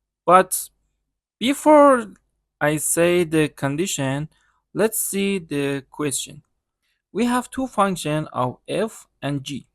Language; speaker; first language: English; non-native, learner; Persian